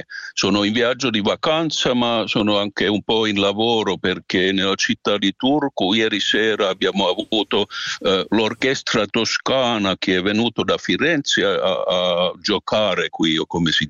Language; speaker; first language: Italian; non-native, fluent; Finnish